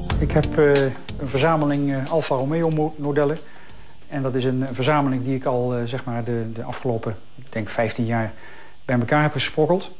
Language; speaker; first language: Dutch; native; Dutch